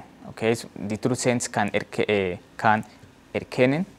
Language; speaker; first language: German; non-native, learner; Spanish